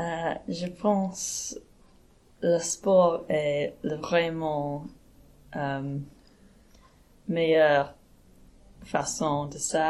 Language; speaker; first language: French; non-native, learner; English